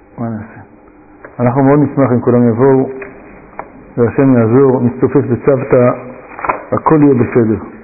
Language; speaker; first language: Hebrew; native; Hebrew